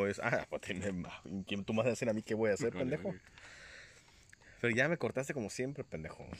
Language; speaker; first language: Spanish; native; Spanish